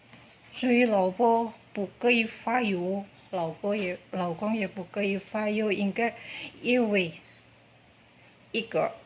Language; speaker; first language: Chinese; non-native, learner; Indonesian